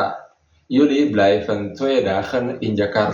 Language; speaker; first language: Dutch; non-native, fluent; Indonesian